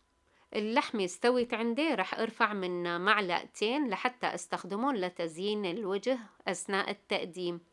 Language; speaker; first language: Arabic; native; Arabic